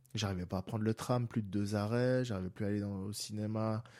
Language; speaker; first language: French; native; French